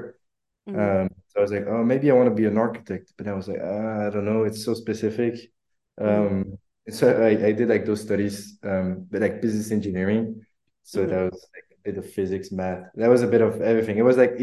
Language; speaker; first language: English; non-native, fluent; French